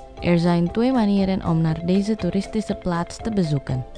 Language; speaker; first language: Dutch; non-native, learner; Indonesian